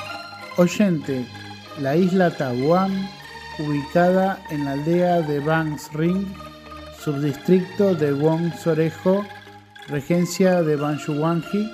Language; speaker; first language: Spanish; non-native, fluent; Indonesian